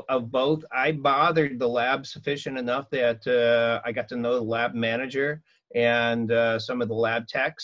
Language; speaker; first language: English; native; English